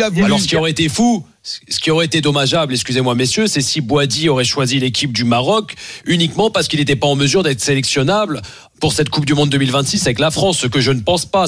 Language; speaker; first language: French; native; French